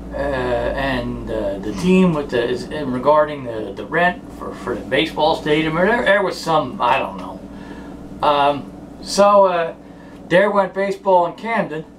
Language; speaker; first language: English; native; English